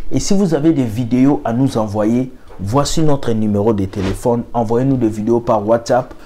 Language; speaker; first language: French; non-native, local second language; Lingala